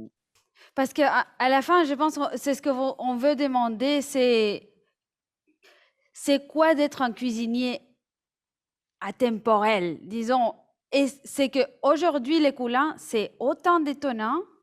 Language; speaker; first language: French; non-native, fluent; Spanish